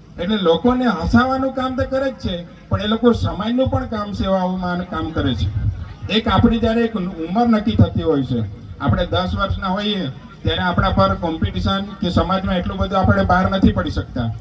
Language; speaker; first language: Gujarati; non-native, local second language; Bhili